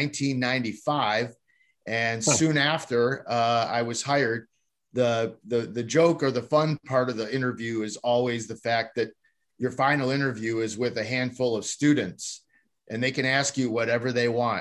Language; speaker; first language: English; native; English